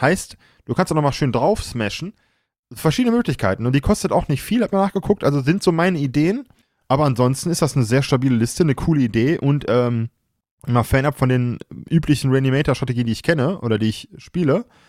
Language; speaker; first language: German; native; German